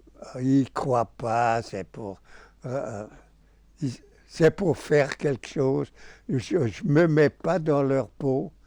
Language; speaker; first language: French; non-native, local second language; German